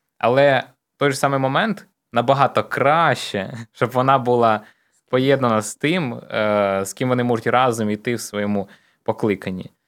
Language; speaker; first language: Ukrainian; non-native, local second language; Russian